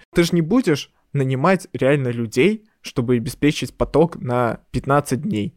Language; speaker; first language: Russian; native; Russian